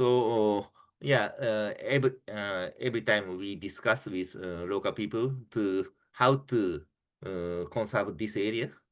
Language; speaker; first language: English; non-native, fluent; Japanese